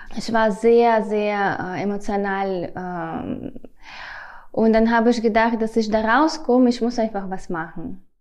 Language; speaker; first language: German; non-native, fluent; Russian